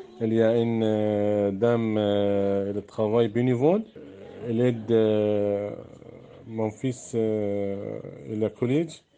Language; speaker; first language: French; non-native, learner; Arabic